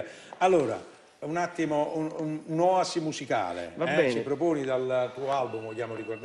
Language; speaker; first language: Italian; native; Italian